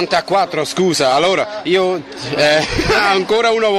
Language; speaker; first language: Italian; non-native, learner; German